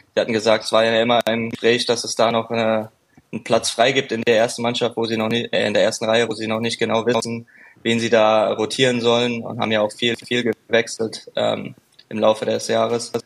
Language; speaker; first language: German; native; German